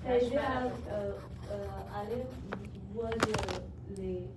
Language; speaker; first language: French; non-native, learner; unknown